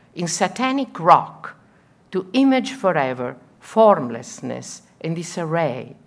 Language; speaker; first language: English; non-native, fluent; Italian